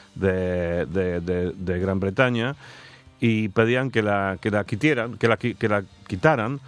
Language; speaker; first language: Spanish; non-native, fluent; English